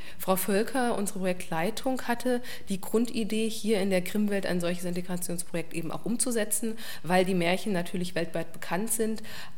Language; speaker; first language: German; native; German